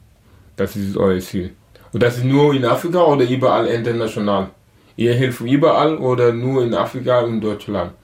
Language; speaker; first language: German; non-native, learner; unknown